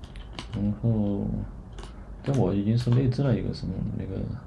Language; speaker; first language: Chinese; native; Chinese